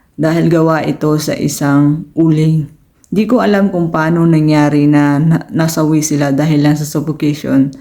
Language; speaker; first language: Filipino; native; Filipino